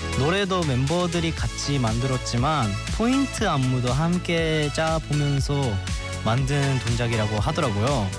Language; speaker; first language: Korean; non-native, fluent; Japanese